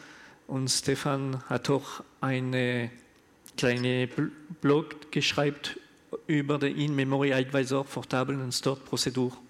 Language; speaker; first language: German; non-native, learner; French